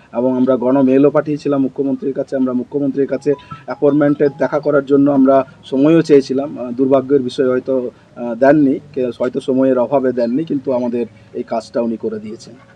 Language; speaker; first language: Bangla; non-native, local second language; Santali